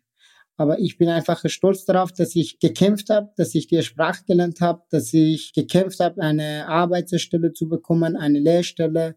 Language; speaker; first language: German; non-native, fluent; Persian